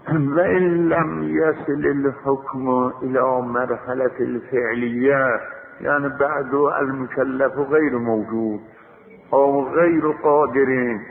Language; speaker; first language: Arabic; non-native, fluent; Azerbaijani